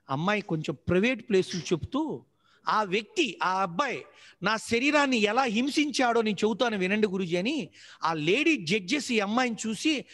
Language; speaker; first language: Telugu; native; Telugu